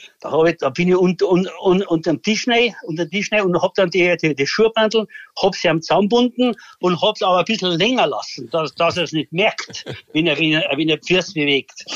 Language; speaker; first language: German; native; German